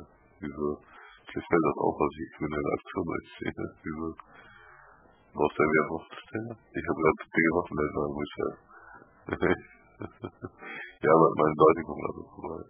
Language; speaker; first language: German; native; German